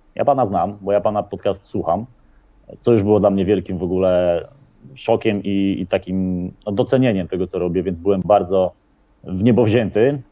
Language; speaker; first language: Polish; native; Polish